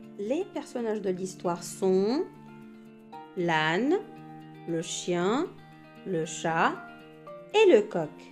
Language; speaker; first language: French; non-native, local second language; Arabic